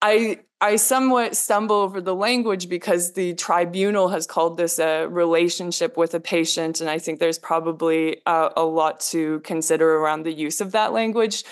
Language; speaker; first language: English; native; English